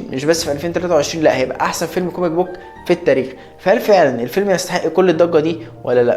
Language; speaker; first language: Arabic; native; Arabic